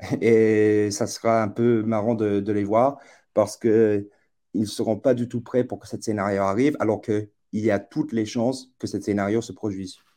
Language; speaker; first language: French; non-native, fluent; English